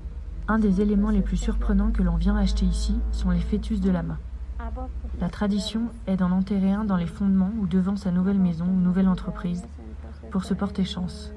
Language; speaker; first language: French; native; French